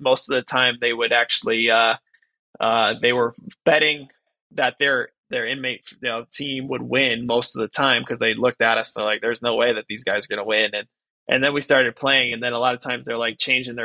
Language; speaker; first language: English; native; English